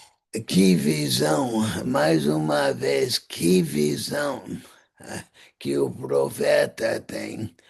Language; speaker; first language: Portuguese; non-native, fluent; English